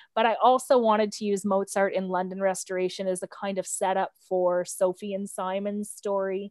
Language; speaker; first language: English; native; English